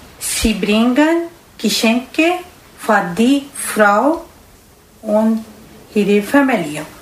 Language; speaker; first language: German; non-native, learner; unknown